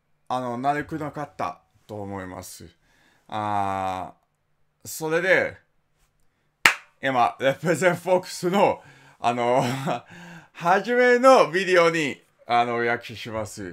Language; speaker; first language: Japanese; non-native, learner; English